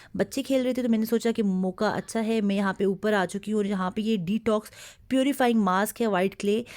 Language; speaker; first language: Urdu; native; Urdu